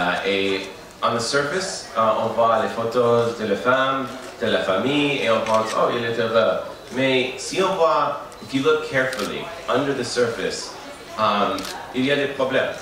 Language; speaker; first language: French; non-native, learner; English